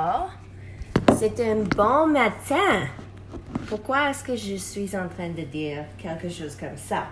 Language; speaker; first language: French; non-native, learner; English